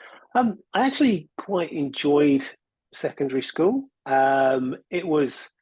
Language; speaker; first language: English; native; English